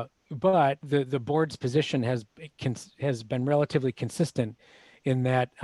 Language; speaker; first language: English; native; English